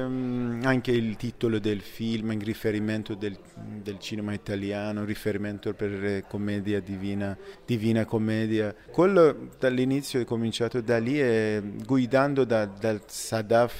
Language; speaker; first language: Italian; non-native, fluent; Persian